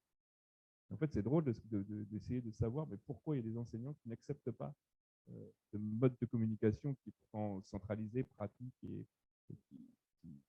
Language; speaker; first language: French; native; French